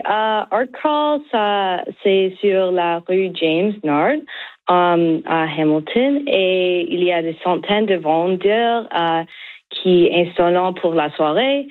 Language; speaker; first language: French; non-native, learner; English